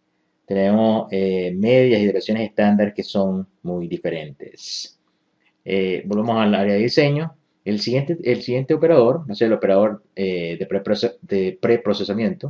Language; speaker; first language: Spanish; native; Spanish